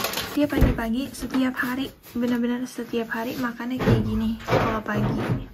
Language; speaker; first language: Indonesian; native; Indonesian